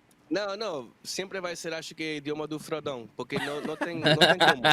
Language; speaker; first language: Portuguese; non-native, fluent; Spanish